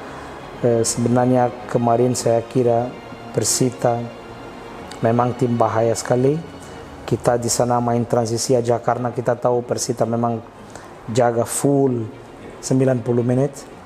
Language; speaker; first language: Indonesian; non-native, fluent; Portuguese